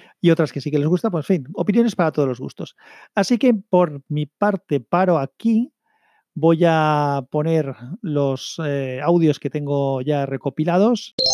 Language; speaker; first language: Spanish; native; Spanish